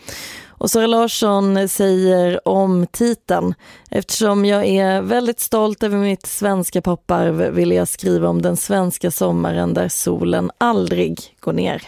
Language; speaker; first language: Swedish; native; Swedish